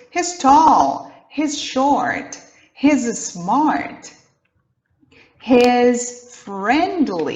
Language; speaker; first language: English; non-native, fluent; Portuguese